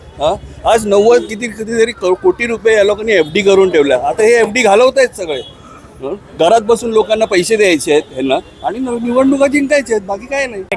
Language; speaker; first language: Marathi; native; Marathi